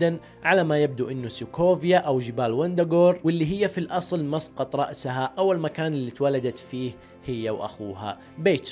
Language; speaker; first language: Arabic; native; Arabic